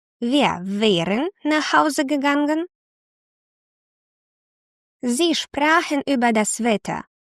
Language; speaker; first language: German; non-native, fluent; Ukrainian